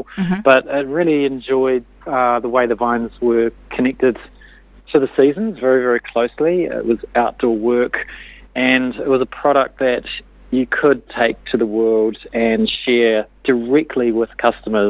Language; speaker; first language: English; native; English